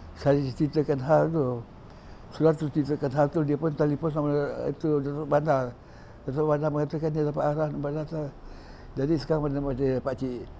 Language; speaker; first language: Malay; native; Malay